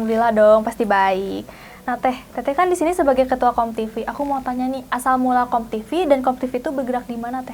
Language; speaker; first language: Indonesian; native; Indonesian